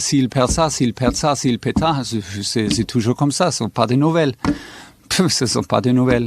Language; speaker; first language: French; non-native, fluent; German